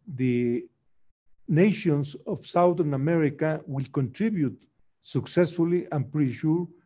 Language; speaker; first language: English; non-native, fluent; Spanish